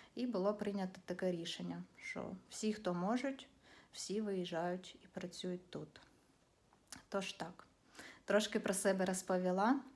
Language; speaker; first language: Ukrainian; non-native, local second language; Russian